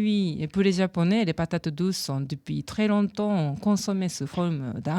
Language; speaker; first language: French; non-native, learner; Japanese